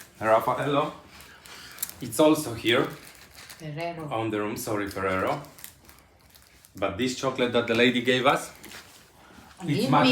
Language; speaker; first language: English; non-native, fluent; Polish